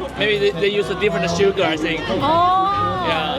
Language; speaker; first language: English; non-native, learner; Chinese